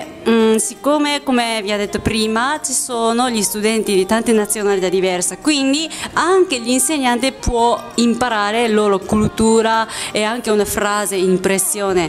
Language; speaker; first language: Italian; non-native, fluent; Japanese